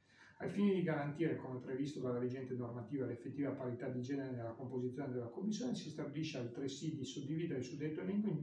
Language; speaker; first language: Italian; native; Italian